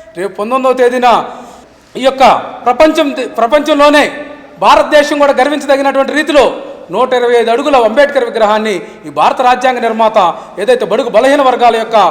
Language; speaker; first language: Telugu; native; Telugu